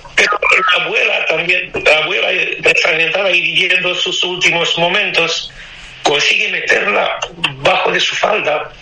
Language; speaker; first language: Spanish; non-native, fluent; Romanian